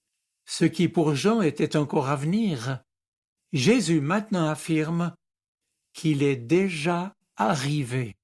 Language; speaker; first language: French; native; French